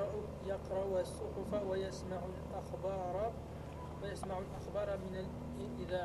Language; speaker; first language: Arabic; non-native, learner; French